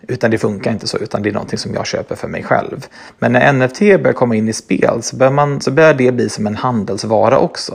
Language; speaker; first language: Swedish; native; Swedish